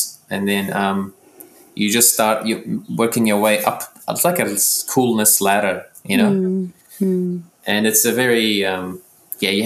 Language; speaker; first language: English; early bilingual, other home language; Arabic